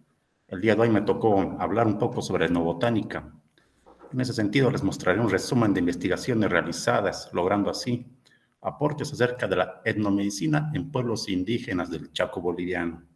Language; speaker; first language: Spanish; native; Spanish